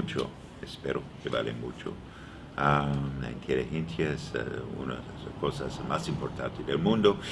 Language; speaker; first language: Spanish; non-native, learner; English